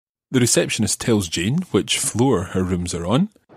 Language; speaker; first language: English; native; English